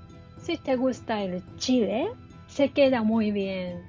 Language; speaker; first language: Spanish; non-native, learner; Japanese